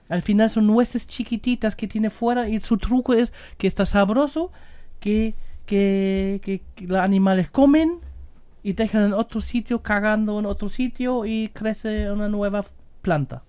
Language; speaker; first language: Spanish; non-native, fluent; German